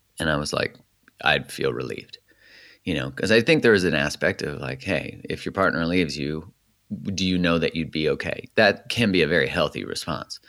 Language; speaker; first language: English; native; English